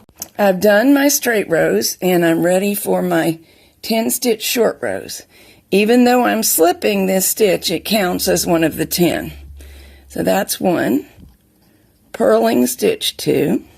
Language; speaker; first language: English; native; English